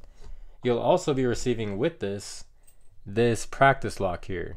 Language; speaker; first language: English; native; English